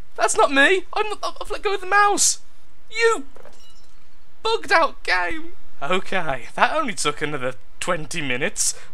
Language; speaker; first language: English; native; English